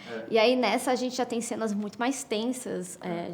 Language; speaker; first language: Portuguese; native; Portuguese